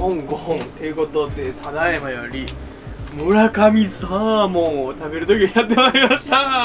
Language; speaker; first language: Japanese; native; Japanese